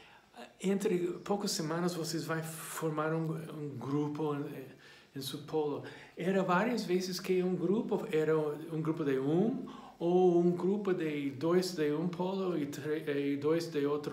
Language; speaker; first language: Portuguese; non-native, fluent; English